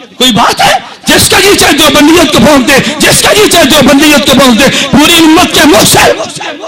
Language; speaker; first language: Urdu; non-native, local second language; Punjabi